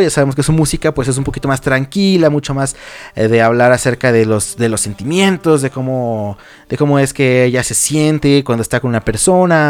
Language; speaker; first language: Spanish; native; Spanish